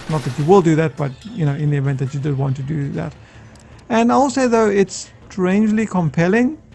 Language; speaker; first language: English; native; English